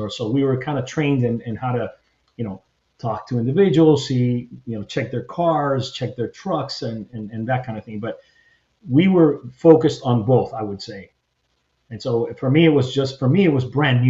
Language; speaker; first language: English; early bilingual, other home language; Spanish